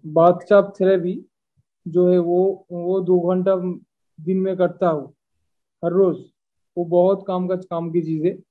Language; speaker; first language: Hindi; non-native, local second language; Bangla